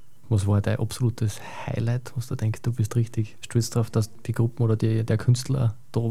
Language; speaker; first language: German; native; German